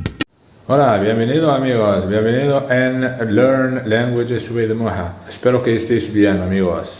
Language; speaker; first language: Spanish; non-native, fluent; Arabic